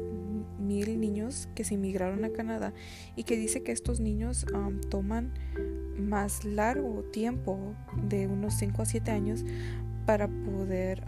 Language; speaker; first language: Spanish; early bilingual, heritage; Spanish